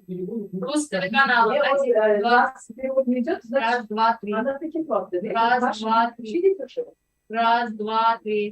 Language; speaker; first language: Russian; non-native, local second language; Uzbek